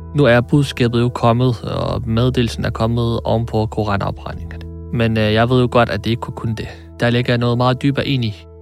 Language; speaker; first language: Danish; early bilingual, other home language; Arabic